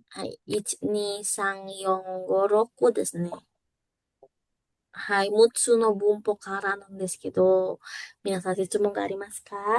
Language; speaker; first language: Japanese; non-native, fluent; Indonesian